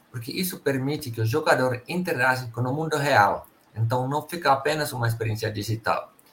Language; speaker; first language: Portuguese; non-native, fluent; Finnish